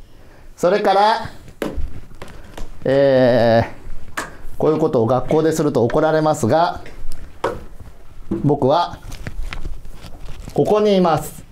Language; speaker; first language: Japanese; native; Japanese